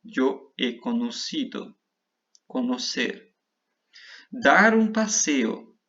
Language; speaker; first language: Spanish; non-native, fluent; Portuguese